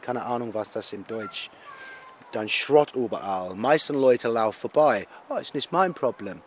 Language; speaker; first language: German; non-native, learner; English